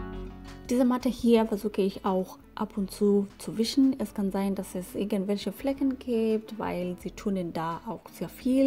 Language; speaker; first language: German; non-native, fluent; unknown